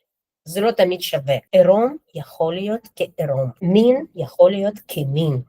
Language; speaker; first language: Hebrew; non-native, fluent; Russian